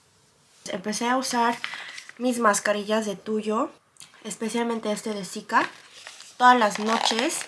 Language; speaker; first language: Spanish; early bilingual, other home language; Korean